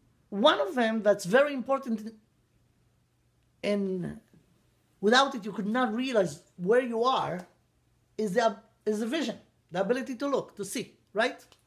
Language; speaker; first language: English; non-native, fluent; Hebrew